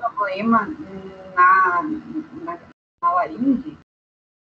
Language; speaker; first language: Spanish; non-native, learner; Portuguese